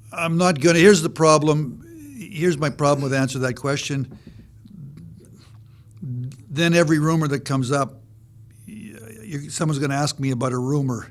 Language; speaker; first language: English; native; English